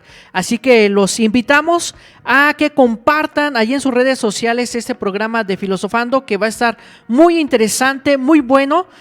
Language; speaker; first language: Spanish; native; Spanish